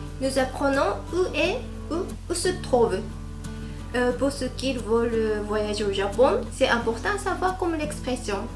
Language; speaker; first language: French; non-native, fluent; Japanese